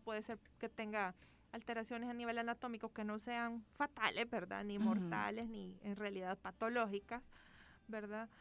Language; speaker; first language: Spanish; native; Spanish